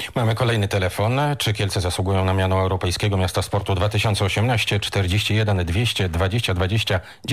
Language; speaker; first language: Polish; native; Polish